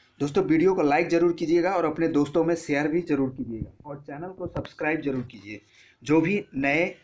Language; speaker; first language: Hindi; non-native, local second language; Bangla